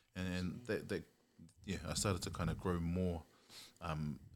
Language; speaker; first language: English; native; English